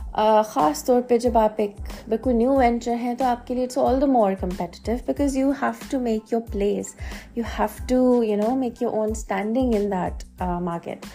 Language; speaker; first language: Hindi; native; Hindi